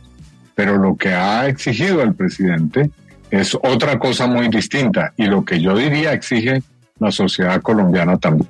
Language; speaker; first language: Spanish; native; Spanish